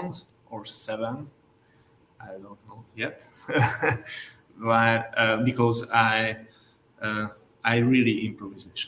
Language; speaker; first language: English; non-native, learner; Hungarian